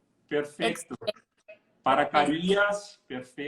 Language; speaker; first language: Spanish; non-native, learner; Portuguese